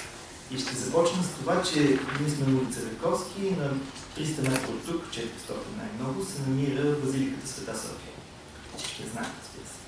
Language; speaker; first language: Bulgarian; native; Bulgarian